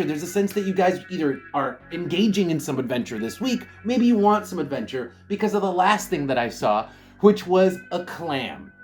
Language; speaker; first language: English; native; English